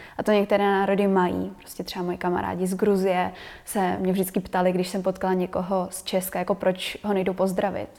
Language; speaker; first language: Czech; native; Czech